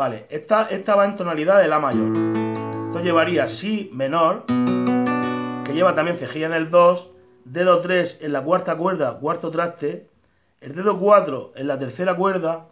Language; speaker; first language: Spanish; native; Spanish